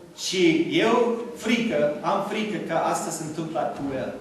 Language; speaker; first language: Romanian; non-native, learner; English